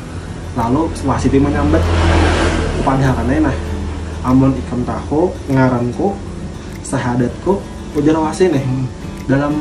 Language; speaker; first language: Indonesian; non-native, local second language; Banjar